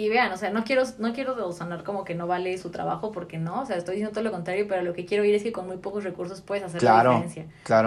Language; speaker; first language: Spanish; native; Spanish